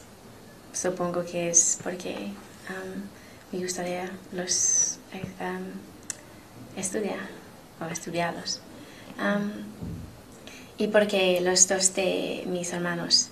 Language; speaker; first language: Spanish; non-native, learner; English